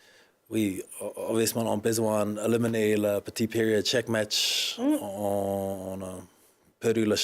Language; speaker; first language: French; non-native, learner; English